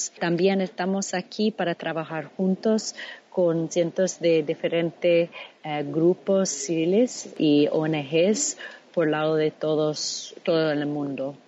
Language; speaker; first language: Spanish; non-native, fluent; English